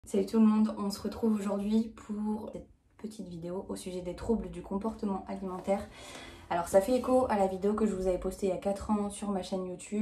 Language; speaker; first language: French; native; French